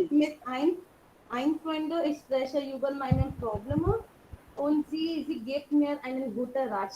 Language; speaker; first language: German; non-native, learner; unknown